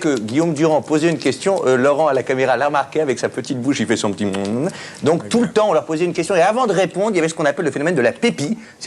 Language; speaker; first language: French; native; French